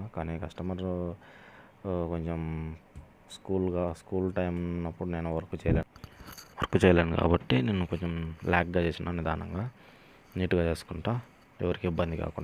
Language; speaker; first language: Telugu; native; Telugu